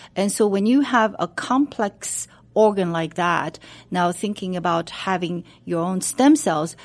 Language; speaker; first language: English; non-native, fluent; Chinese